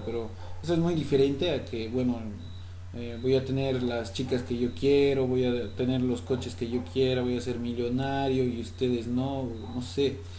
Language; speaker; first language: Spanish; native; Spanish